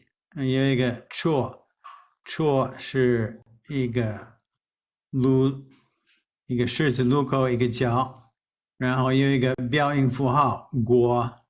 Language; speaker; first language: Chinese; non-native, fluent; English